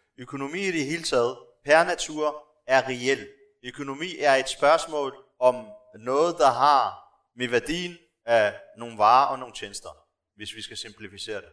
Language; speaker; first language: Danish; non-native, local second language; Arabic